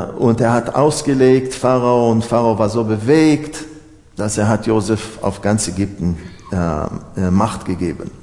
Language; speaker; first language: German; non-native, fluent; Hebrew